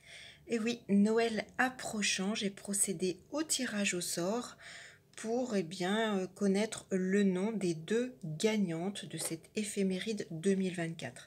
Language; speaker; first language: French; native; French